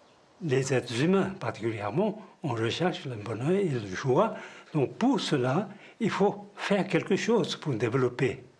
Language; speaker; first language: French; non-native, fluent; Tibetan